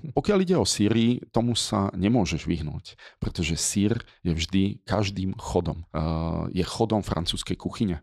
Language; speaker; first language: Slovak; native; Slovak